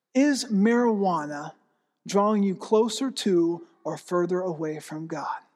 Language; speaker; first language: English; native; English